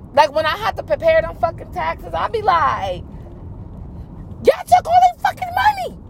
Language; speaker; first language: English; native; English